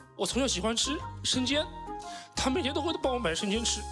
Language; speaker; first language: Chinese; native; Chinese